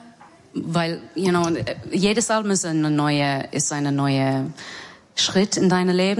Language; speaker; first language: German; non-native, learner; English